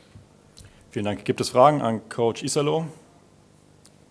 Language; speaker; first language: German; native; German